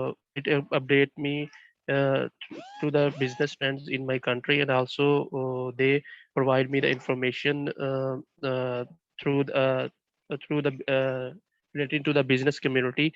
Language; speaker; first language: English; non-native, learner; Bangla